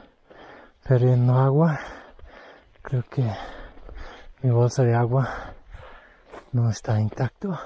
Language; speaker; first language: Spanish; non-native, learner; German